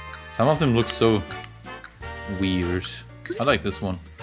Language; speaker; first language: English; non-native, fluent; German